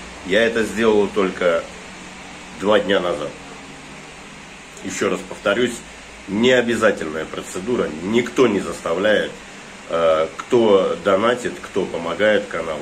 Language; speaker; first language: Russian; native; Russian